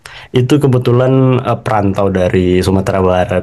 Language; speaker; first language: Indonesian; native; Indonesian